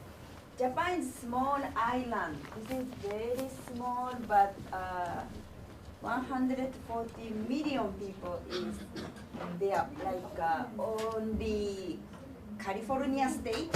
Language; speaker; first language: English; non-native, learner; Japanese